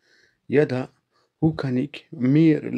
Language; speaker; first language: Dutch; non-native, learner; Turkish